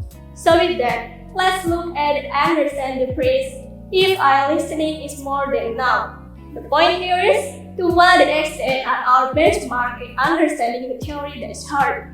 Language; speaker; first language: English; non-native, learner; Indonesian